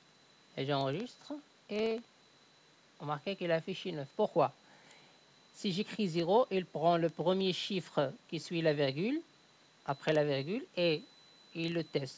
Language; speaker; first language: French; native; French